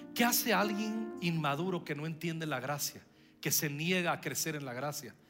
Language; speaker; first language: Spanish; native; Spanish